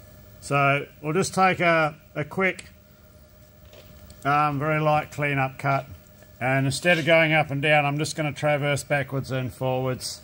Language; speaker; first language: English; native; English